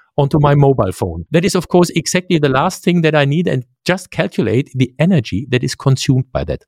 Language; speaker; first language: English; non-native, fluent; German